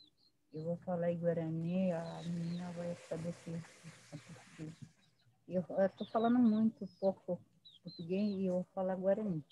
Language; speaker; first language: Portuguese; non-native, local second language; Guarani